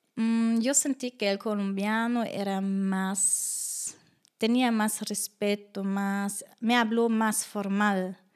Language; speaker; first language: Spanish; non-native, fluent; German